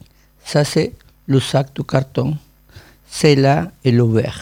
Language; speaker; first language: French; non-native, learner; Spanish